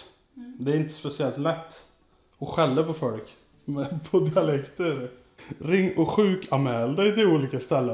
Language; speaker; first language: Swedish; native; Swedish